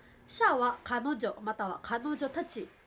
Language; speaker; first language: Japanese; non-native, fluent; Filipino